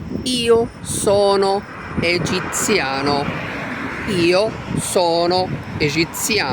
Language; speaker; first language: Italian; non-native, fluent; Arabic